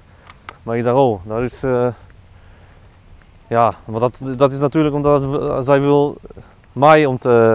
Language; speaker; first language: Dutch; non-native, learner; Polish